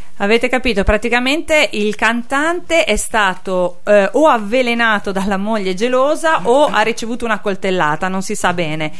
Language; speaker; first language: Italian; native; Italian